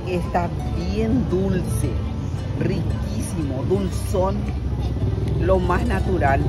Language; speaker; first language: Spanish; non-native, local second language; Guarani